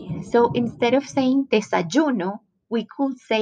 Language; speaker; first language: English; non-native, fluent; Spanish